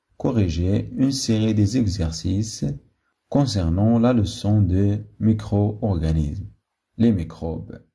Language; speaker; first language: French; non-native, local second language; Arabic